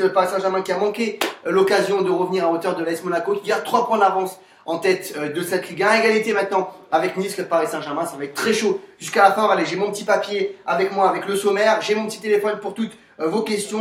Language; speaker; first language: French; native; French